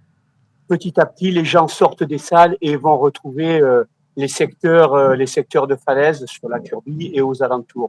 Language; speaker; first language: French; native; French